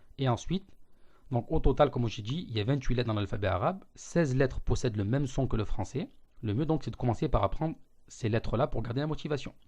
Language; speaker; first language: French; native; French